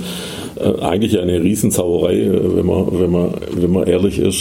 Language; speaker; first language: German; native; German